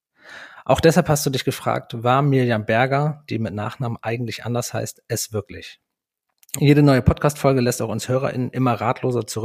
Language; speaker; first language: German; native; German